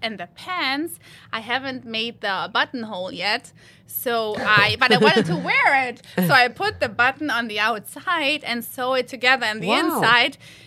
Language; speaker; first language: English; non-native, fluent; German